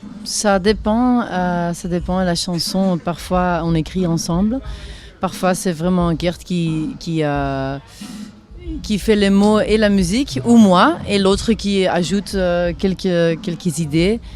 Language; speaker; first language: French; non-native, local second language; Dutch